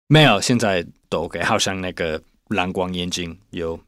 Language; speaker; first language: Chinese; non-native, learner; English